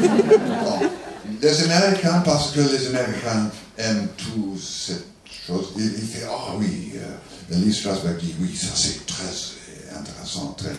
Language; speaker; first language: French; non-native, learner; English